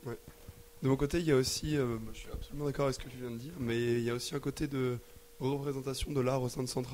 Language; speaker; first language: French; native; French